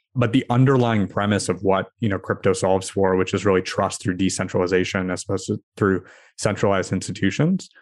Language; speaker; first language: English; early bilingual, other home language; Hindi